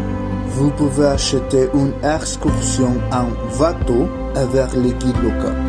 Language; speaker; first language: French; non-native, learner; Spanish